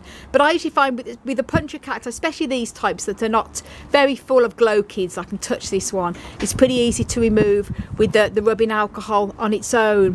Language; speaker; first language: English; native; English